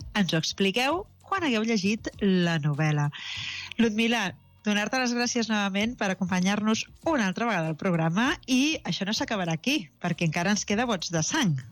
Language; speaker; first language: Catalan; native; Catalan